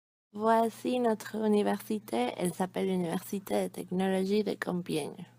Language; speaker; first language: French; non-native, learner; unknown